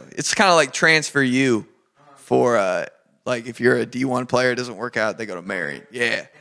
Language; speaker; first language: English; native; English